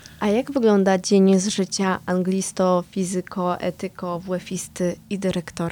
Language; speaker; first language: Polish; native; Polish